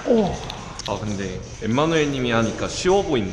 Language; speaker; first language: Korean; native; Korean